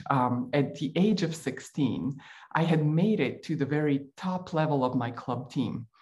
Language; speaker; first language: English; non-native, fluent; Bulgarian